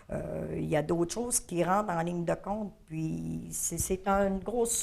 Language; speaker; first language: French; native; French